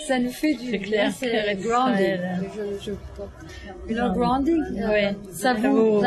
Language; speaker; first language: French; non-native, fluent; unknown